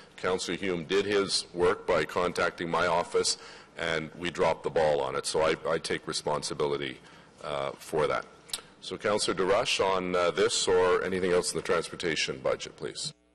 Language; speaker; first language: English; native; English